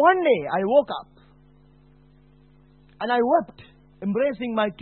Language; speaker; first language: English; non-native, local second language; Sinhala